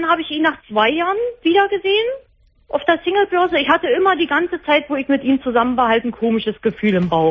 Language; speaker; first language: German; native; German